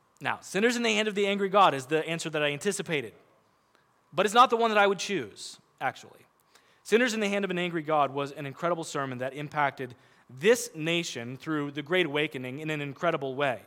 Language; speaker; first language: English; native; English